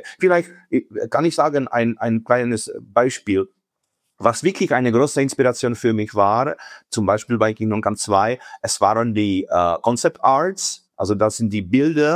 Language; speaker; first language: German; non-native, fluent; Czech